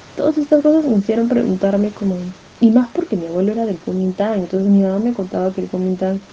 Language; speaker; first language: Spanish; native; Spanish